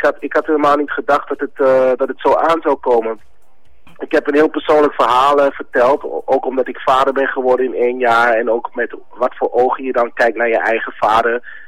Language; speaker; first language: Dutch; early bilingual, other home language; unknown